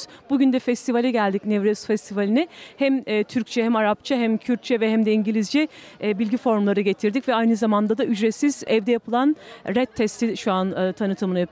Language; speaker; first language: Turkish; native; Turkish